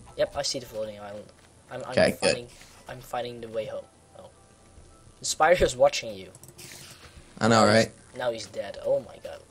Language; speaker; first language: English; non-native, fluent; Dutch